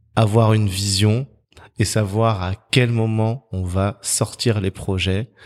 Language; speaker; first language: French; native; French